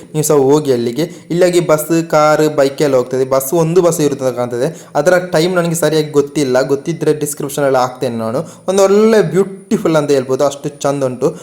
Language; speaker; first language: Kannada; non-native, local second language; Tulu